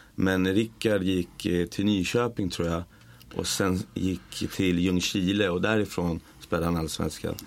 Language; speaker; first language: Swedish; native; Swedish